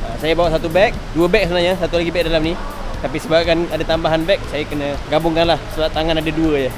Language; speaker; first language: Malay; native; Malay